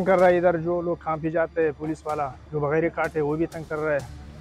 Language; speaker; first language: Hindi; non-native, local second language; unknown